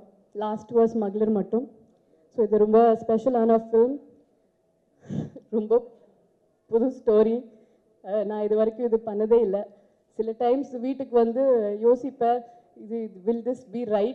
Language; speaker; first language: Tamil; non-native, fluent; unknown